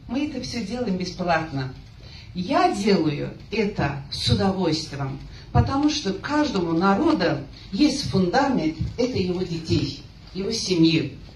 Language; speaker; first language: Russian; non-native, local second language; Azerbaijani